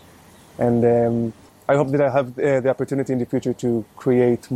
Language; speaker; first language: English; non-native, fluent; Hebrew